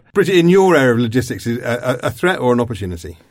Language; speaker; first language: English; native; English